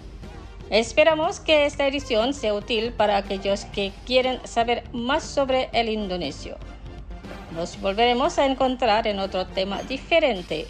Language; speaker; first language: Spanish; non-native, fluent; Indonesian